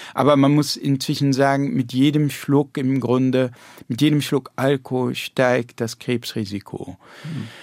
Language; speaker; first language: German; early bilingual, heritage; German